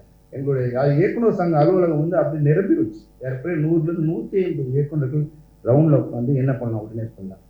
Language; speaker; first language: Tamil; native; Tamil